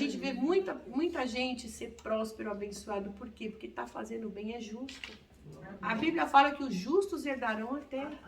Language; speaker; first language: Portuguese; native; Portuguese